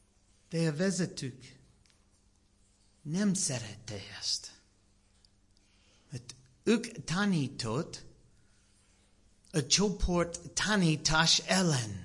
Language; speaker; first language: Hungarian; non-native, learner; English